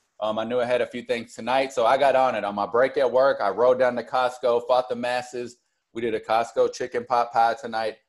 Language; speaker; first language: English; native; English